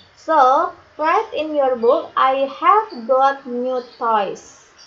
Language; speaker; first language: English; non-native, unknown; Indonesian